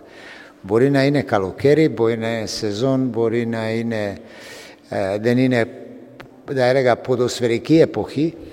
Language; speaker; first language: Greek; non-native, fluent; Serbian